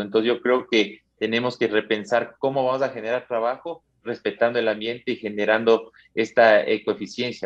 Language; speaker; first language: Spanish; native; Spanish